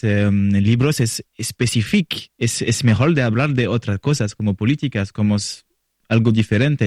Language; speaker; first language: Spanish; non-native, learner; French